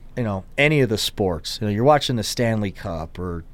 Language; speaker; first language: English; native; English